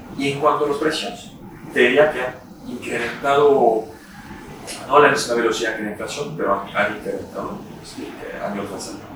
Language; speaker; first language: Spanish; non-native, fluent; French